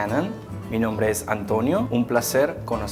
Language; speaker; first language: Spanish; native; Spanish